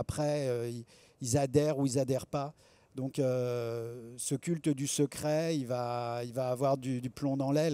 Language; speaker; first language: French; native; French